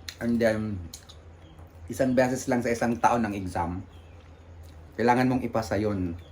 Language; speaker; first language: Filipino; native; Filipino